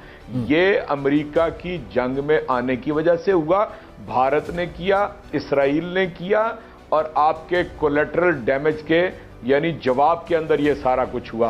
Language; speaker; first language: Urdu; native; Urdu